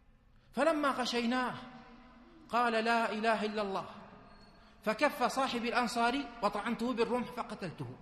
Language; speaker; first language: Arabic; native; Arabic